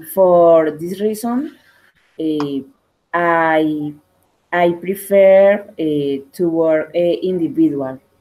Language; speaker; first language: English; non-native, learner; Spanish